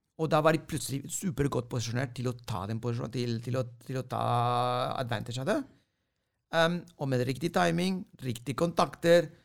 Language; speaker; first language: Norwegian; non-native, fluent; Spanish